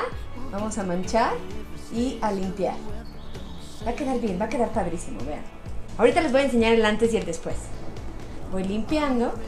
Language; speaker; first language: Spanish; native; Spanish